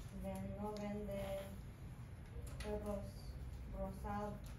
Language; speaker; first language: Spanish; non-native, learner; English